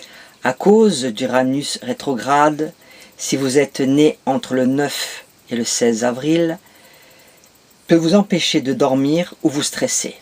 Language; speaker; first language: French; native; French